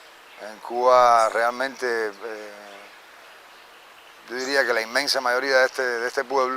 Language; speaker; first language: Spanish; native; Spanish